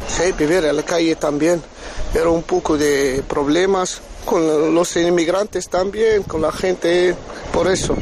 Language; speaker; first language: Spanish; non-native, learner; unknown